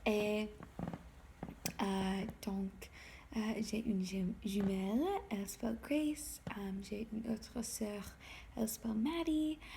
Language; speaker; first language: French; non-native, learner; English